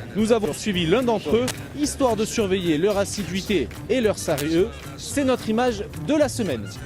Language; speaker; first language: French; native; French